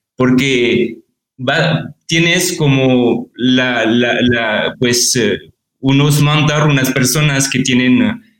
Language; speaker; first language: Spanish; non-native, fluent; French